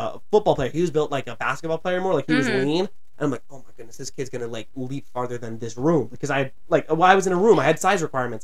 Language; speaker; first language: English; native; English